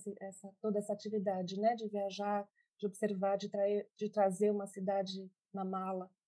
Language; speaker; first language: Portuguese; early bilingual, other home language; Spanish